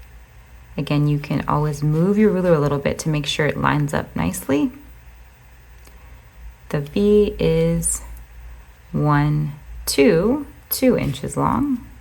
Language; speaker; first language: English; native; English